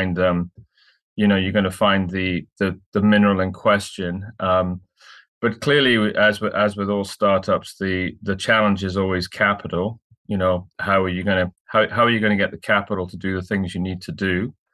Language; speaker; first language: English; native; English